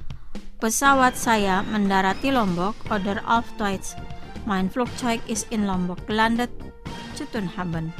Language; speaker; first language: German; non-native, fluent; Indonesian